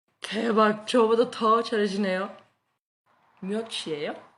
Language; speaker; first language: Korean; non-native, learner; Turkish